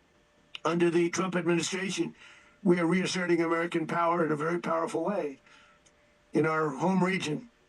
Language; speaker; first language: English; native; English